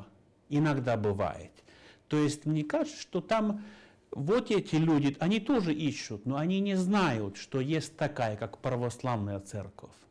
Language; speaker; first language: Russian; non-native, fluent; Finnish